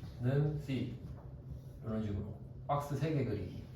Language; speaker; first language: Korean; native; Korean